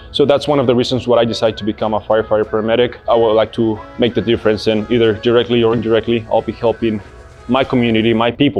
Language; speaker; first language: English; non-native, fluent; Spanish